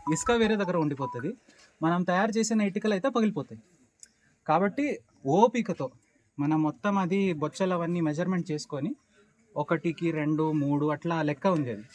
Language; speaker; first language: Telugu; non-native, local second language; Marathi